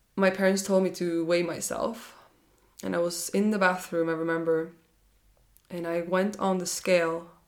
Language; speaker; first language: English; non-native, fluent; Norwegian